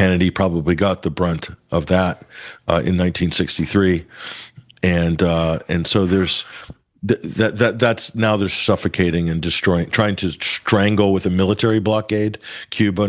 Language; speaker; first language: English; native; English